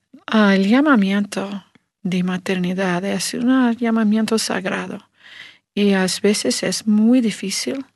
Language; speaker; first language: Spanish; non-native, learner; English